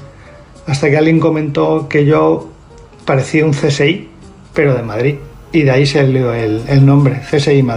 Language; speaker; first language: Spanish; native; Spanish